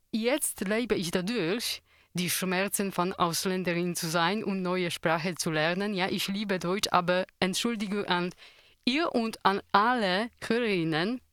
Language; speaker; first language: German; non-native, fluent; Polish